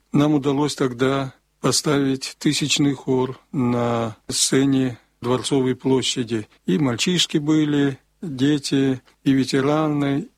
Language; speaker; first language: Russian; native; Russian